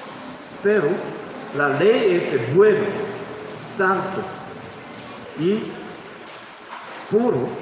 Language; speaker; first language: Spanish; non-native, learner; Korean